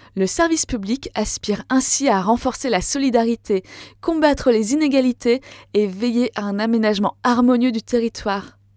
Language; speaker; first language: French; native; French